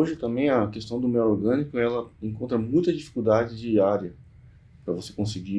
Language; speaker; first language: Portuguese; native; Portuguese